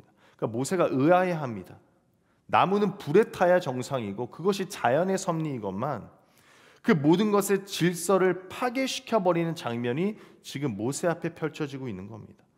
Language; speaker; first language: Korean; native; Korean